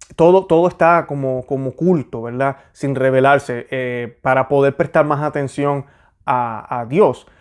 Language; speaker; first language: Spanish; native; Spanish